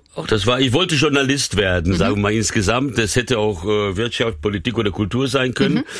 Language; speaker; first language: German; early bilingual, other home language; Hungarian